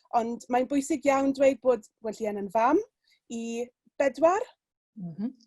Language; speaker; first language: Welsh; native; Welsh